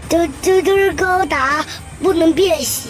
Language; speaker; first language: Chinese; native; Chinese